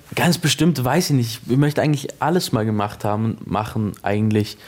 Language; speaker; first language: German; native; German